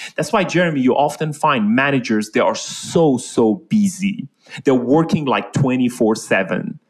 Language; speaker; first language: English; non-native, fluent; Persian